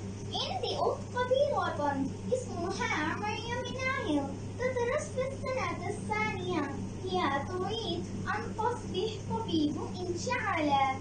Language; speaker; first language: Arabic; non-native, learner; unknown